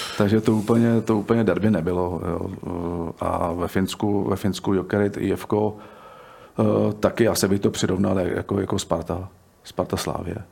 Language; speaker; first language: Czech; native; Czech